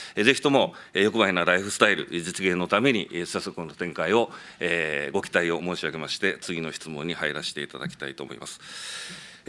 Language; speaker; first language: Japanese; native; Japanese